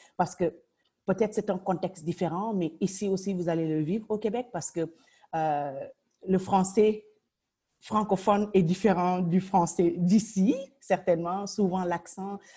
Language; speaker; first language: French; non-native, local second language; Wolof